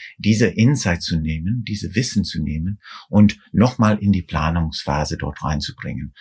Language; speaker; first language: German; non-native, fluent; English